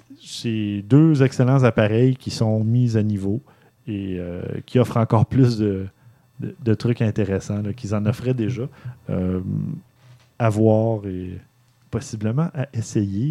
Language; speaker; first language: French; native; French